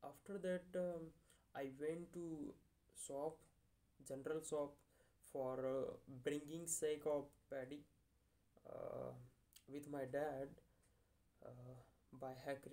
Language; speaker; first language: English; non-native, learner; Hindi